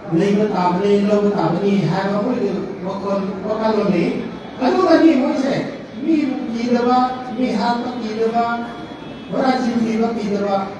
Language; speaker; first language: Manipuri; non-native, local second language; Rongmei Naga